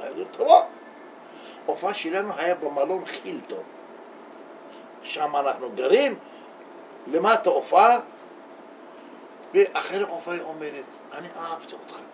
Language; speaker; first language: Hebrew; non-native, learner; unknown